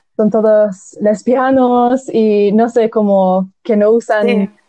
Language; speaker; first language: Spanish; non-native, fluent; English